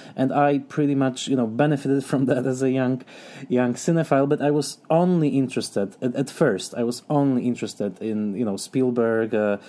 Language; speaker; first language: English; non-native, fluent; Polish